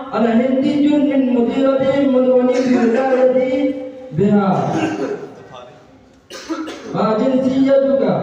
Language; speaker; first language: Arabic; non-native, learner; Urdu